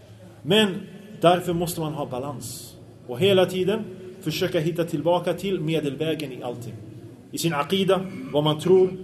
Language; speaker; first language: Swedish; early bilingual, other home language; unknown